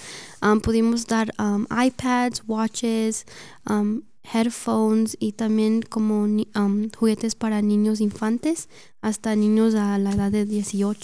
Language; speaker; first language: Spanish; early bilingual, heritage; Spanish